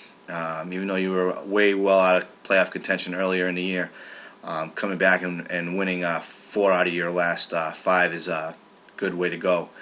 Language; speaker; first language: English; native; English